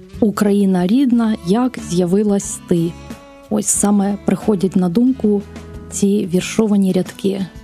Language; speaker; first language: Ukrainian; native; Ukrainian